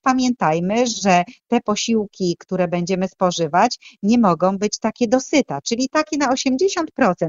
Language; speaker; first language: Polish; native; Polish